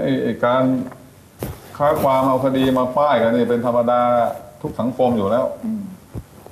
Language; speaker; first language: Thai; native; Thai